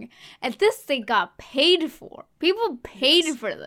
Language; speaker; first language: English; native; English